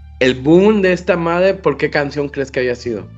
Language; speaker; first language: Spanish; native; Spanish